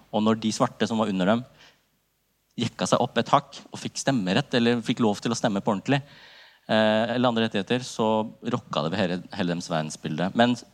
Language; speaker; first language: Norwegian; early bilingual, other home language; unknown